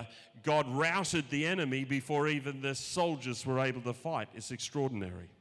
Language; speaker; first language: English; native; English